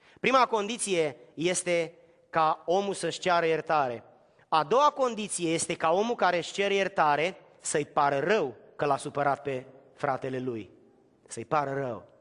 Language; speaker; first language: Romanian; native; Romanian